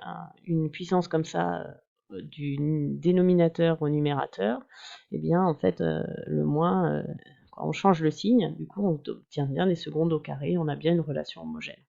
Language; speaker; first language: French; native; French